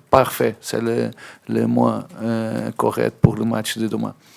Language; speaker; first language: French; non-native, fluent; Portuguese